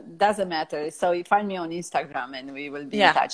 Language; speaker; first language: English; non-native, fluent; Romanian